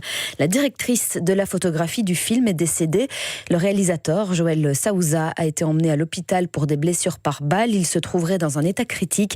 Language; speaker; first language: French; native; French